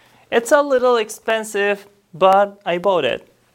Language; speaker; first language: English; non-native, fluent; Korean